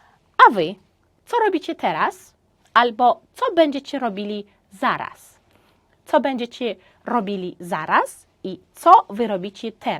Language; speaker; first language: Polish; non-native, fluent; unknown